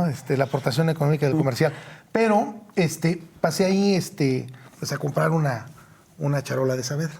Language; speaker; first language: Spanish; native; Spanish